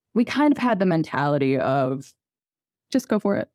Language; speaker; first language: English; native; English